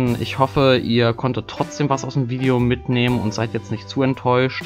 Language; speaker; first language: German; native; German